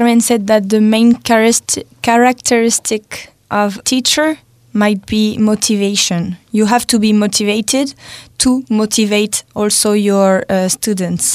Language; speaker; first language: English; non-native, fluent; French